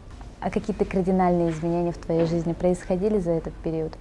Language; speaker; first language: Russian; native; Russian